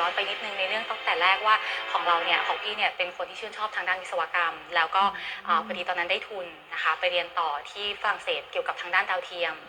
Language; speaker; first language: Thai; native; Thai